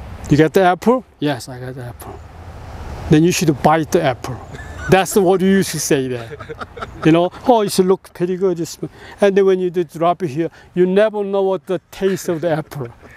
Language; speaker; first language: English; non-native, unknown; Korean